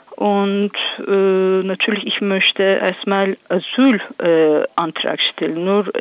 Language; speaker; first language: German; non-native, learner; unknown